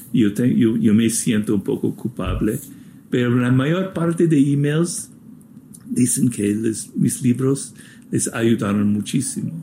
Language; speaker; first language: Spanish; non-native, fluent; English